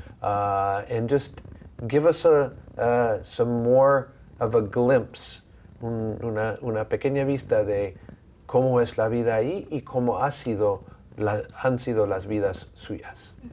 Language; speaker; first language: Spanish; non-native, fluent; English